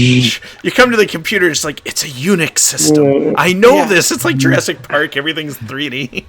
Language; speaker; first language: English; native; English